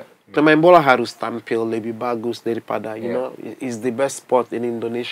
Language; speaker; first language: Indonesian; non-native, fluent; English